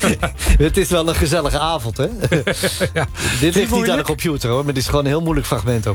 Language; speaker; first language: Dutch; native; Dutch